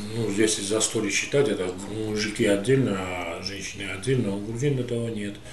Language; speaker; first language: Russian; non-native, local second language; Azerbaijani